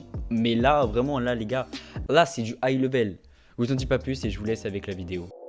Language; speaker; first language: French; native; French